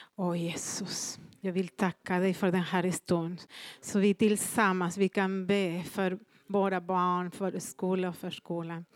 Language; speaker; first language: Swedish; non-native, fluent; Spanish